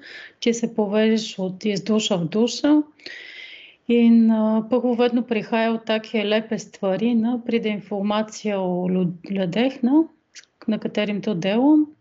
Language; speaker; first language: Slovenian; non-native, fluent; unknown